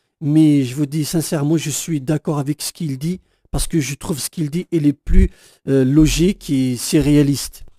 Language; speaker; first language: French; non-native, local second language; Kabyle